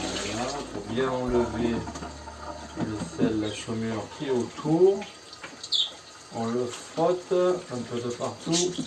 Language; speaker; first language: French; native; French